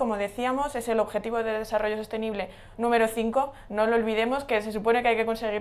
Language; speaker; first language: Spanish; native; Spanish